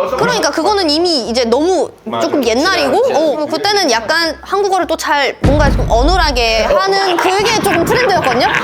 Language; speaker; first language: Korean; early bilingual, other home language; Russian